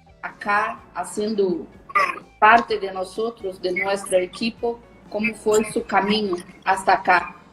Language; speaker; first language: Spanish; non-native, learner; Portuguese